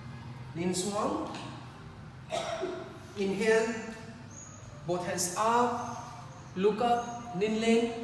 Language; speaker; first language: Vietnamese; non-native, learner; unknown